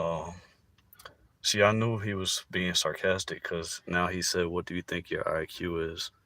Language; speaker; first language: English; native; English